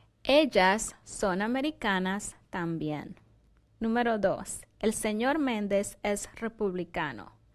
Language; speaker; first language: Spanish; non-native, fluent; English